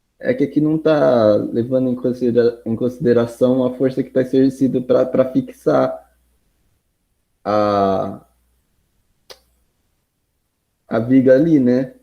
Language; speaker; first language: Portuguese; native; Portuguese